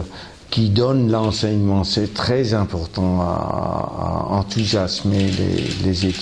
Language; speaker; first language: French; non-native, local second language; German